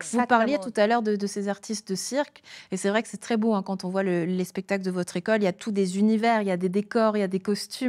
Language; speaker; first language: French; native; French